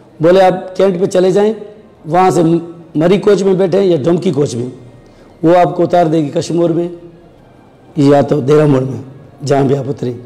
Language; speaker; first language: Urdu; non-native, local second language; Sindhi